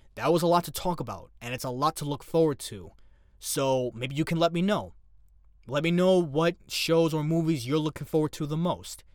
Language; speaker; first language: English; native; English